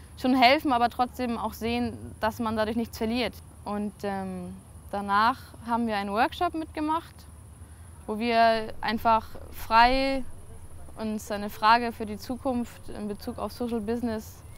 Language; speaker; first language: German; native; German